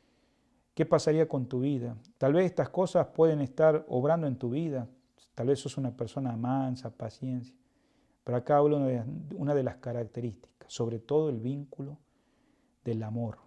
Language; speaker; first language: Spanish; native; Spanish